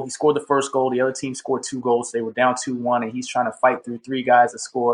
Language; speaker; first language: English; native; English